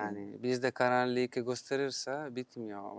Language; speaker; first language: Turkish; non-native, fluent; Italian